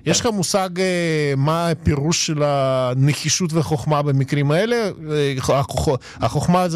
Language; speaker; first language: Hebrew; non-native, fluent; Russian